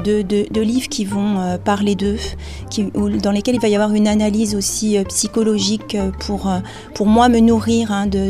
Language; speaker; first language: French; native; French